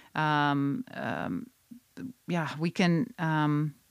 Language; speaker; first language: English; non-native, fluent; Dutch